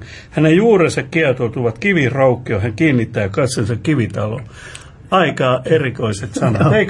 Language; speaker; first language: Finnish; native; Finnish